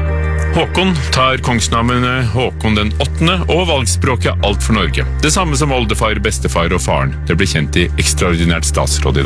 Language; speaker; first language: Norwegian; native; Norwegian